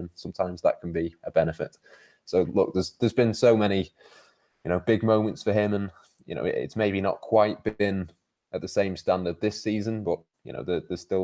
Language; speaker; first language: English; native; English